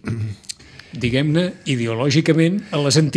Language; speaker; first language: Catalan; native; Catalan